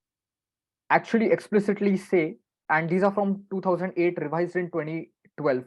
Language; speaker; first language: English; non-native, local second language; Marathi